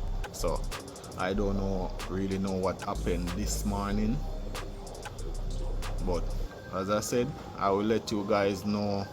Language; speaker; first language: English; native; English